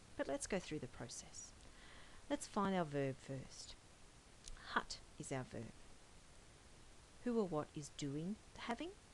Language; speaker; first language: English; native; English